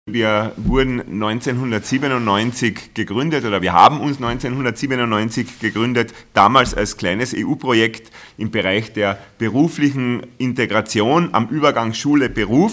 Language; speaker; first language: German; native; German